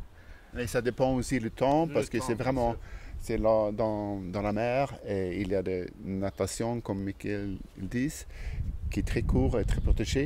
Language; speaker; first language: French; non-native, learner; Swedish